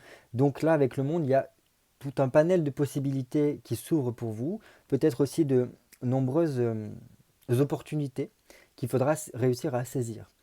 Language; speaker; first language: French; native; French